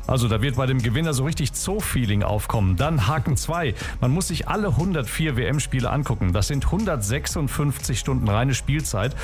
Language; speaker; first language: German; native; German